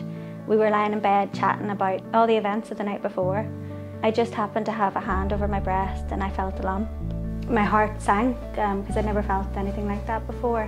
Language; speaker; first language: English; native; English